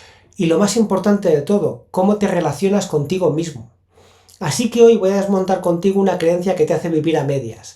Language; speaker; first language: Spanish; native; Spanish